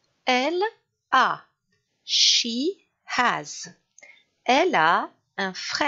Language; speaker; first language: French; non-native, fluent; English